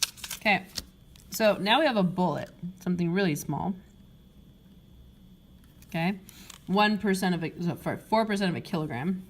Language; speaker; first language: English; native; English